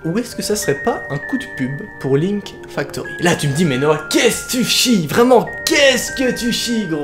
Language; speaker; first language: French; native; French